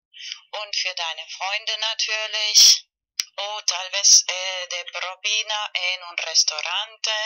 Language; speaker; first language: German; non-native, learner; Spanish